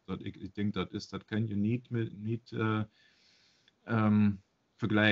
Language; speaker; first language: Dutch; non-native, learner; German